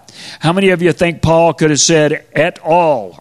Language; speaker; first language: English; native; English